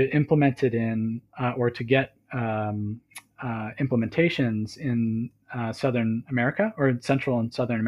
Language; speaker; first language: English; native; English